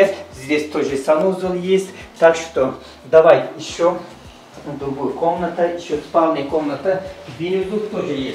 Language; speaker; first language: Russian; non-native, learner; Turkish